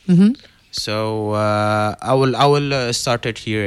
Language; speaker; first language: English; non-native, learner; Arabic